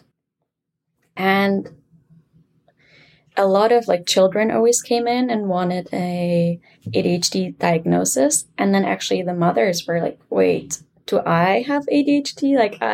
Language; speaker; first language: English; non-native, fluent; German